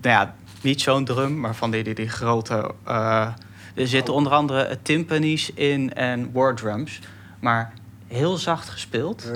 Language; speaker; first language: Dutch; native; Dutch